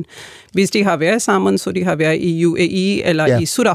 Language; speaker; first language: Danish; non-native, fluent; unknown